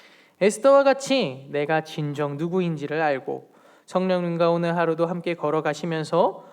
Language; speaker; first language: Korean; native; Korean